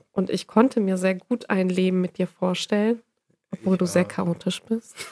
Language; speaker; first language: German; native; German